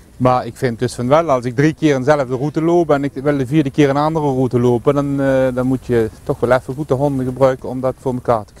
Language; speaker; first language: Dutch; native; Dutch